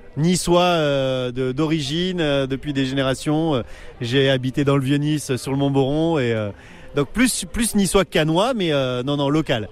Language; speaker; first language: French; native; French